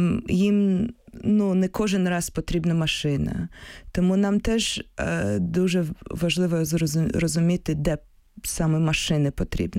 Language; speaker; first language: Ukrainian; early bilingual, heritage; Ukrainian